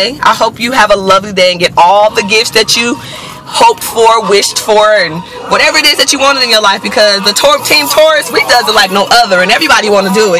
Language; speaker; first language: English; native; English